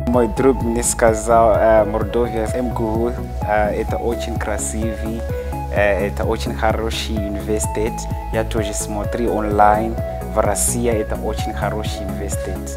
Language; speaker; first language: Russian; non-native, learner; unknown